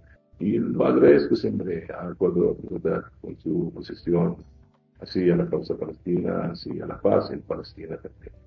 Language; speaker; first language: Spanish; non-native, fluent; Arabic